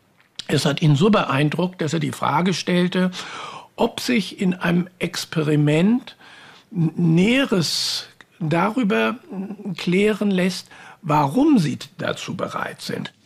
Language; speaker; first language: German; native; German